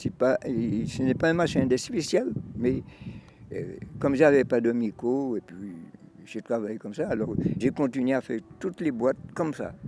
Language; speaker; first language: French; native; French